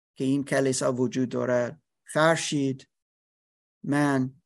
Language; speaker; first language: Persian; non-native, learner; English